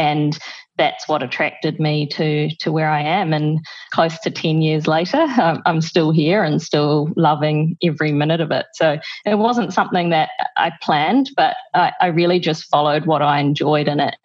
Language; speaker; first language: English; native; English